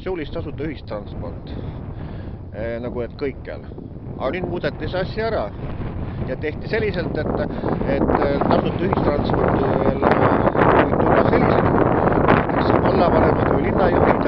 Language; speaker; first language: Estonian; native; Estonian